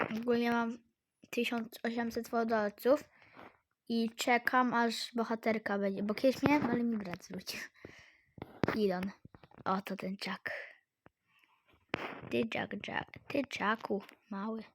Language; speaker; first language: Polish; native; Polish